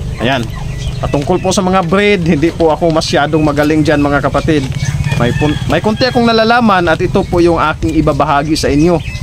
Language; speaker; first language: Filipino; non-native, local second language; Cebuano